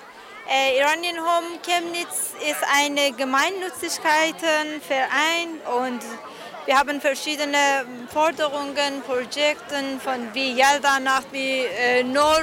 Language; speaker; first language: German; non-native, learner; Persian